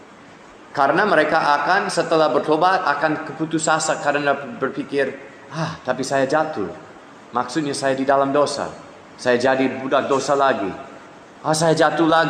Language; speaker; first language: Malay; non-native, fluent; English